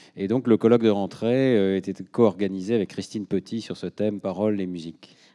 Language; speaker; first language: French; native; French